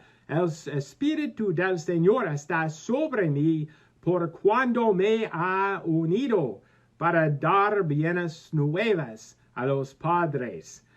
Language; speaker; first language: Spanish; non-native, learner; English